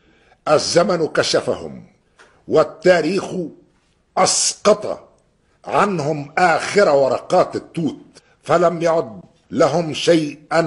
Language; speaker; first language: Arabic; native; Arabic